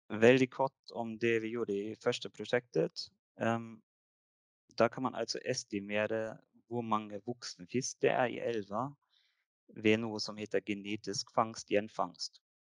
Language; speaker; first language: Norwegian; non-native, fluent; German